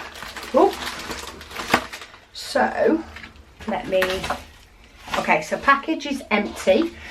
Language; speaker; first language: English; native; English